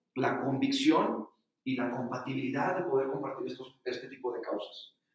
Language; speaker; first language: Spanish; native; Spanish